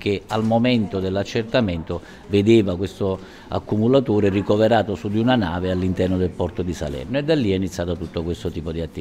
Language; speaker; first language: Italian; native; Italian